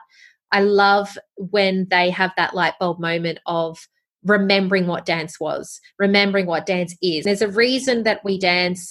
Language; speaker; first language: English; native; English